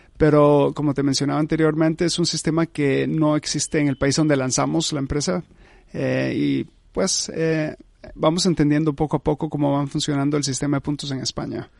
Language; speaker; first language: Spanish; early bilingual, heritage; Spanish